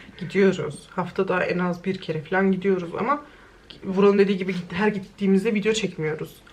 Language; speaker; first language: Turkish; early bilingual, heritage; Turkish